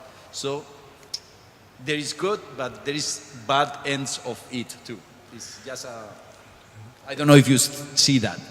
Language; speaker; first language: English; non-native, fluent; Spanish